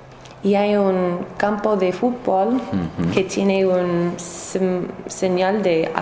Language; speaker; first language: Spanish; non-native, learner; English